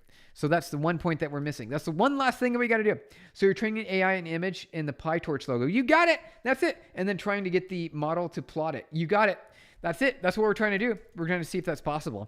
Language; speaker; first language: English; native; English